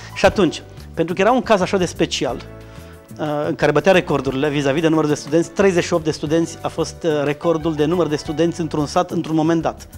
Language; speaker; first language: Romanian; native; Romanian